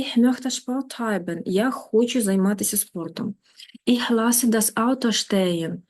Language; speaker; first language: German; non-native, fluent; Ukrainian